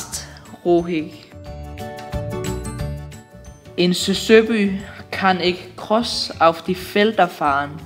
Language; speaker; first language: German; non-native, learner; Danish